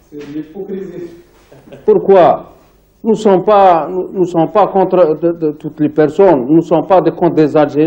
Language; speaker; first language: French; non-native, learner; Arabic